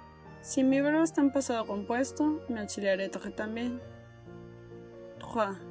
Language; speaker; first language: Spanish; native; Spanish